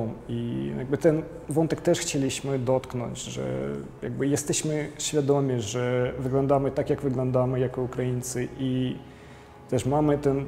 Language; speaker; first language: Polish; non-native, fluent; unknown